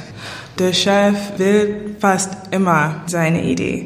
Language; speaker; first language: German; non-native, learner; English